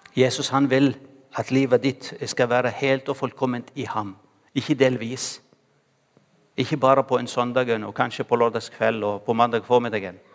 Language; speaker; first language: Norwegian; non-native, fluent; Arabic